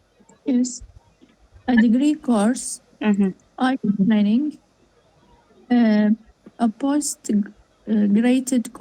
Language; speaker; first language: English; non-native, learner; Arabic